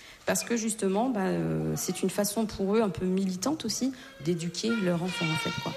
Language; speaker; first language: French; native; French